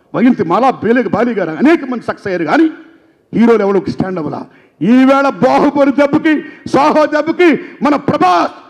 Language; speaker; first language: Telugu; native; Telugu